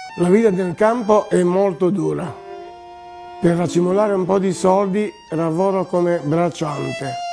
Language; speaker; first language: Italian; non-native, fluent; Romanian